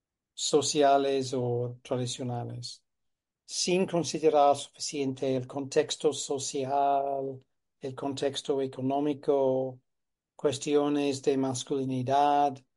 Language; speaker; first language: Spanish; non-native, fluent; English